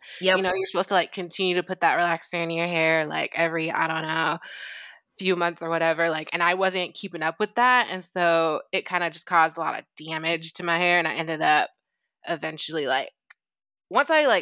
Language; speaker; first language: English; native; English